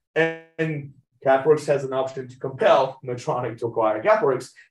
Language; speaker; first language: English; early bilingual, other home language; Persian